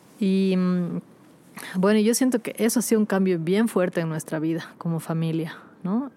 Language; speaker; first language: Spanish; native; Spanish